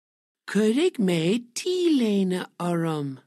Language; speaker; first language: Irish; non-native, learner; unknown